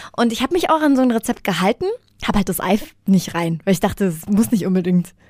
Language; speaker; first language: German; native; German